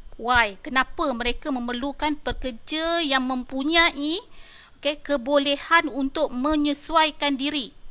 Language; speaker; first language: Malay; native; Malay